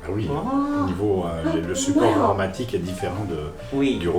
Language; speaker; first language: French; native; French